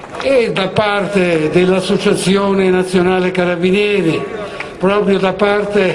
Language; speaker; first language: Italian; native; Italian